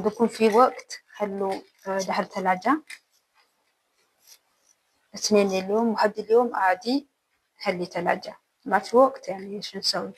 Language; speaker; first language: Arabic; non-native, learner; Amharic